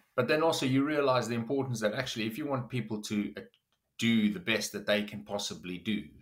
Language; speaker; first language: English; native; English